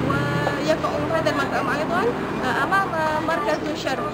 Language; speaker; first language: Arabic; non-native, learner; Malay